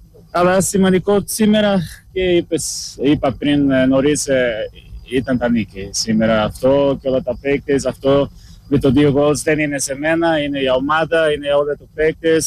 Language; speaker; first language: Greek; non-native, learner; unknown